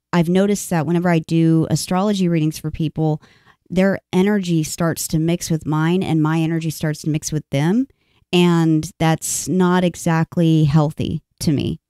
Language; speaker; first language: English; native; English